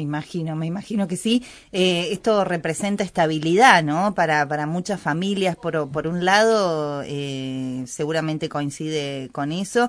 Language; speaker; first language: Spanish; native; Spanish